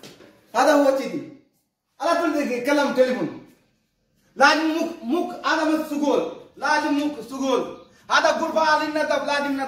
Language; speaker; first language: Arabic; non-native, learner; Hindi